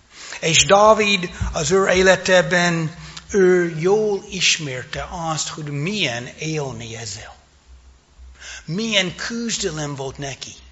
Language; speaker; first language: Hungarian; non-native, fluent; English